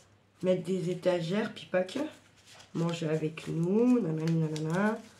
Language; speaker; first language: French; native; French